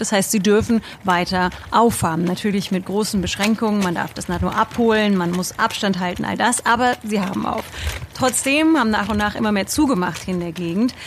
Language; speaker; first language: German; native; German